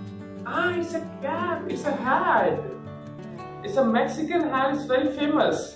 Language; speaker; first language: English; non-native, local second language; Hindi